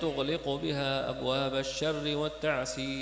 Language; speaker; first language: Arabic; native; Arabic